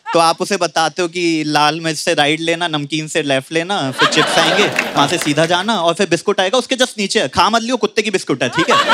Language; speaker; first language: Hindi; native; Hindi